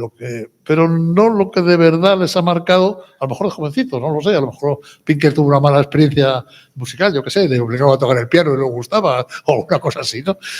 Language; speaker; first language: Spanish; native; Spanish